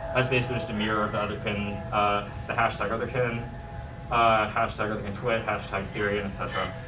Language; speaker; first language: English; native; English